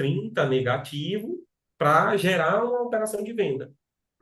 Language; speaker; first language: Portuguese; native; Portuguese